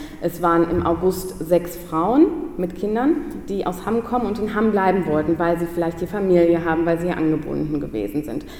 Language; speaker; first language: German; native; German